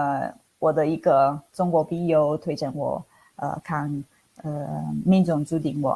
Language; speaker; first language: Chinese; non-native, fluent; Italian